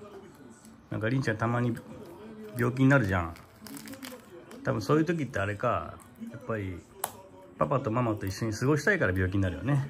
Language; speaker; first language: Japanese; native; Japanese